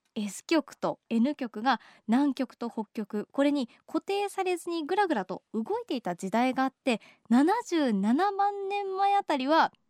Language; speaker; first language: Japanese; native; Japanese